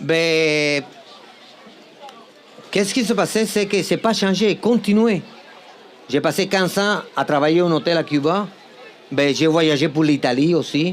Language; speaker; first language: French; non-native, fluent; Spanish